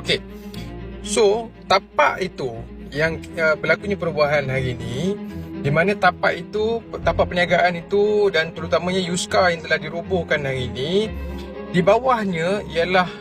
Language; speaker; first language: Malay; native; Malay